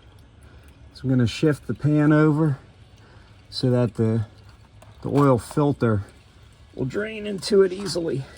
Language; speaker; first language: English; native; English